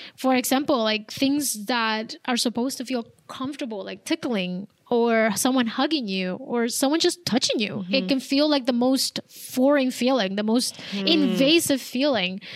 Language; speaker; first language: English; early bilingual, other home language; Spanish